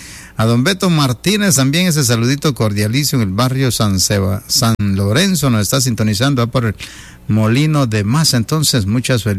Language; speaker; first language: Spanish; native; Spanish